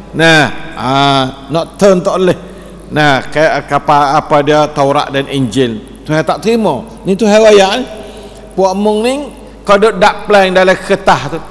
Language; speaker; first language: Malay; native; Malay